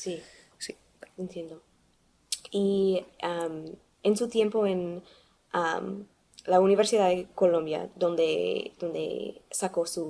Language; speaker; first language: Spanish; non-native, learner; English